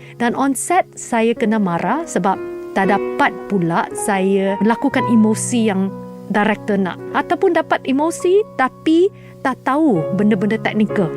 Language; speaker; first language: Malay; non-native, local second language; Chinese